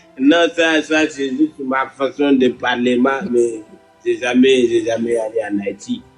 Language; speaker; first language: French; non-native, local second language; Wolof